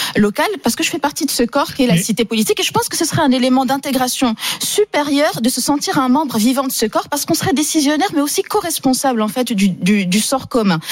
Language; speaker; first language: French; non-native, local second language; Arabic